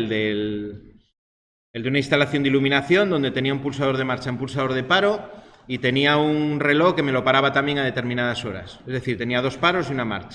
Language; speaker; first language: Spanish; native; Spanish